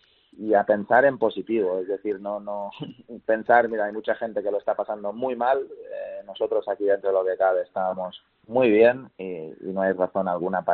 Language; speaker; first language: Spanish; native; Spanish